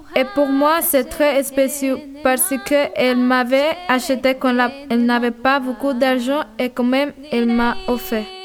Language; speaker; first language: French; early bilingual, other home language; Spanish